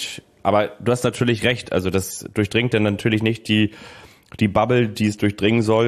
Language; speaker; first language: German; native; German